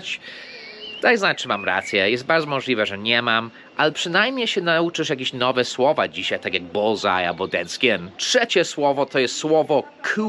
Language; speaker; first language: Polish; early bilingual, heritage; Polish